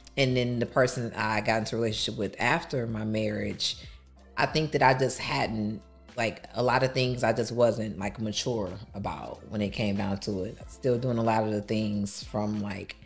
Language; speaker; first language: English; native; English